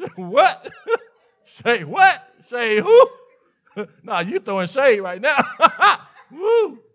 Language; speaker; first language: English; native; English